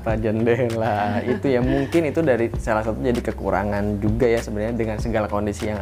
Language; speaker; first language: Indonesian; native; Indonesian